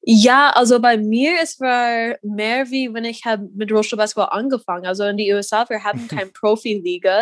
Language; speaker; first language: German; non-native, fluent; English